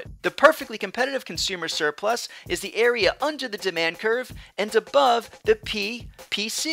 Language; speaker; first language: English; native; English